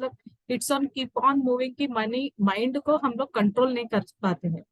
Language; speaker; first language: Hindi; native; Hindi